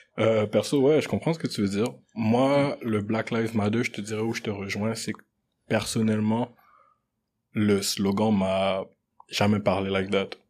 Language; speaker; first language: French; early bilingual, other home language; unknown